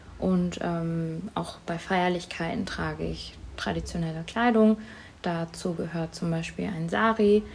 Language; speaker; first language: German; native; German